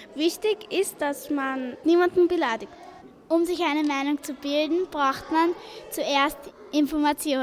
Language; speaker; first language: German; native; German